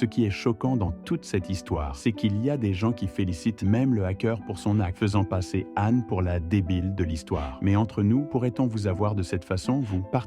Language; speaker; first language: French; native; French